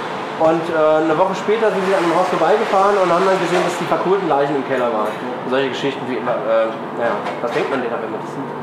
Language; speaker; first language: German; native; German